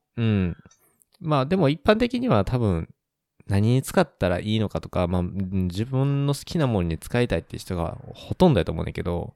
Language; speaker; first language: Japanese; native; Japanese